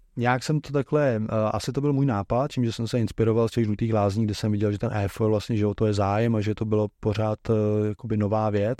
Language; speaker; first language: Czech; native; Czech